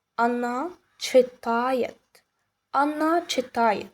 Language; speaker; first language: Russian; non-native, fluent; Arabic